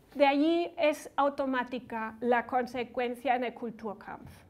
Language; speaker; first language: Spanish; non-native, fluent; German